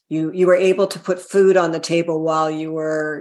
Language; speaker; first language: English; native; English